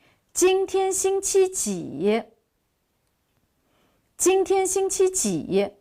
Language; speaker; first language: Chinese; non-native, local second language; Uyghur